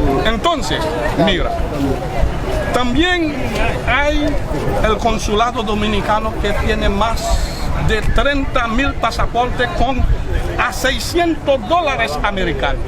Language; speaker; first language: Spanish; non-native, fluent; Haitian Creole